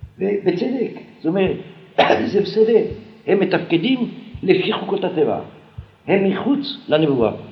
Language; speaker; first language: Hebrew; non-native, fluent; French